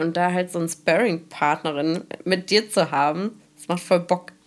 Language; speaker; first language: German; native; German